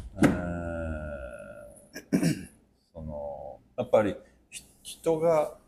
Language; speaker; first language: Japanese; native; Japanese